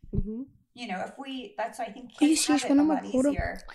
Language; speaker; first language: English; native; English